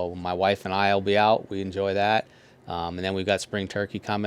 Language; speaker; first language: English; native; English